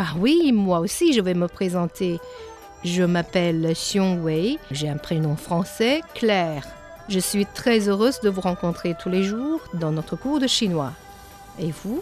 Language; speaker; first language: French; non-native, fluent; Chinese